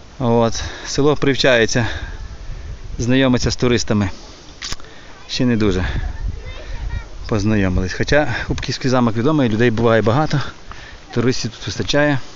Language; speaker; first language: Ukrainian; native; Ukrainian